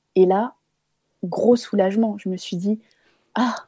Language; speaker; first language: French; native; French